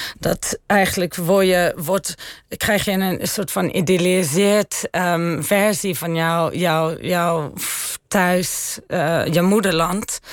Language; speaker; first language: Dutch; early bilingual, heritage; Dutch